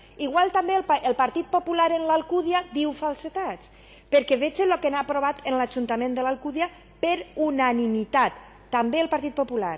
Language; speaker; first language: Catalan; native; Catalan